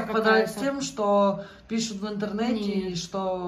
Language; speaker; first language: Russian; native; Russian